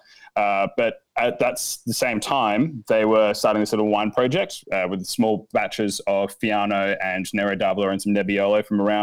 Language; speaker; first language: English; native; English